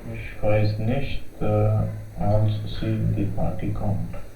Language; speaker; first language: German; non-native, learner; Hindi